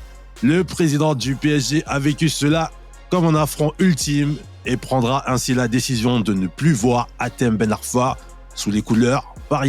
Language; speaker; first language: French; native; French